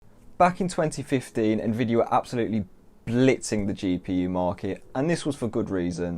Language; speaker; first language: English; native; English